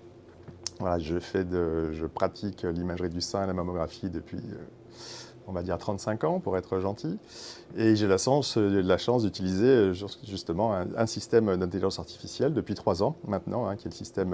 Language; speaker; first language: French; native; French